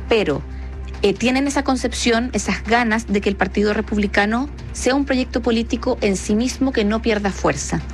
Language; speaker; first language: Spanish; native; Spanish